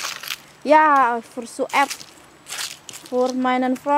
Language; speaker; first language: German; non-native, learner; Indonesian